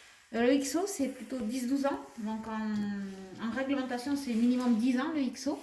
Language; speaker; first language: French; native; French